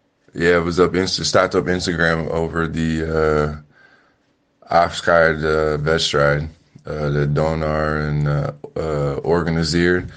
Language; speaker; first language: Dutch; non-native, learner; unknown